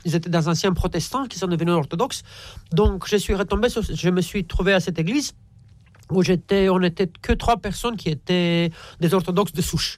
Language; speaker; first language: French; non-native, fluent; Romanian